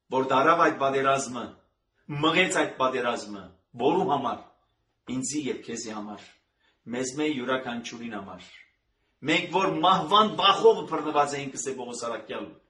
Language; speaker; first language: Armenian; native; Armenian